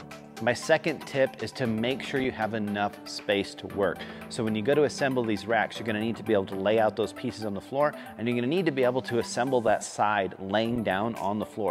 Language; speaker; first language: English; native; English